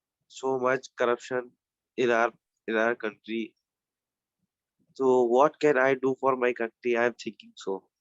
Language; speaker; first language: English; non-native, learner; Urdu